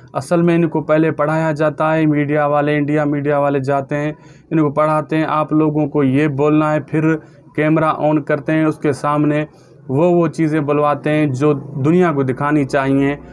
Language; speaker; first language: Urdu; native; Urdu